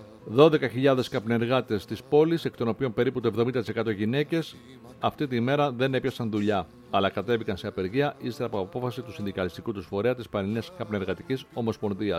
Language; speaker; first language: Greek; native; Greek